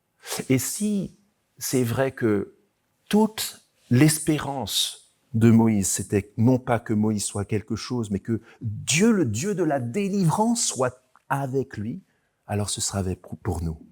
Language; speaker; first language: French; native; French